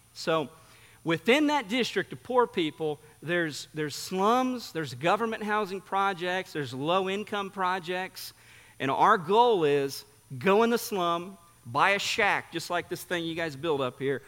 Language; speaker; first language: English; early bilingual, heritage; English